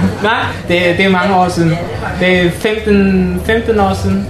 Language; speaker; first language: Danish; non-native, learner; Mon